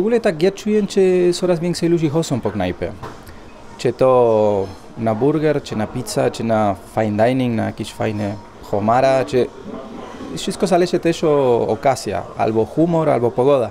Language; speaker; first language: Polish; non-native, fluent; Spanish